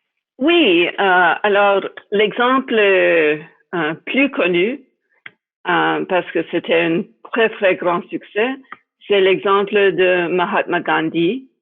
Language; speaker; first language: French; non-native, fluent; English